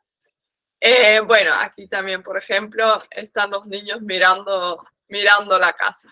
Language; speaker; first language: Spanish; non-native, fluent; Dutch